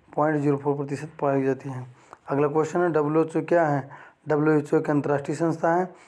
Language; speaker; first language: Hindi; native; Hindi